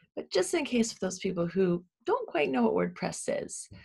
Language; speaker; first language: English; native; English